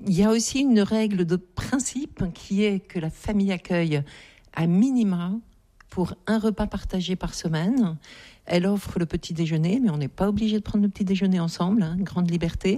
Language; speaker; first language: French; native; French